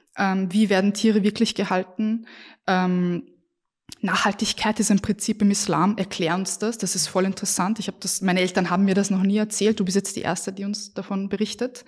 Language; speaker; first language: German; early bilingual, other home language; Bosnian